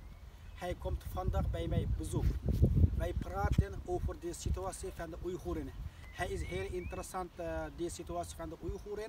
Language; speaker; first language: Dutch; non-native, learner; Uyghur